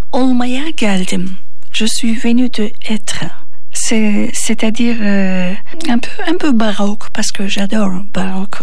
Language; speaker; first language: French; non-native, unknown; Turkish